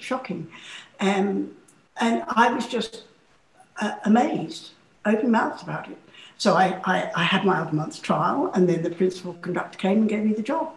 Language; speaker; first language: English; native; English